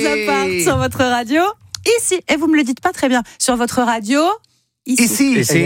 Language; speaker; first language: French; native; French